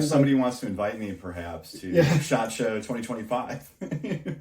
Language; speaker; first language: English; native; English